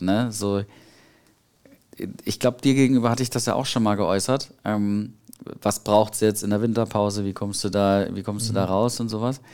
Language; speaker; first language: German; native; German